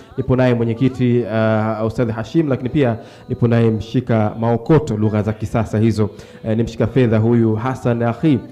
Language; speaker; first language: Swahili; native; Swahili